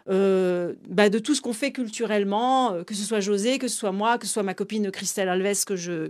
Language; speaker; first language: French; native; French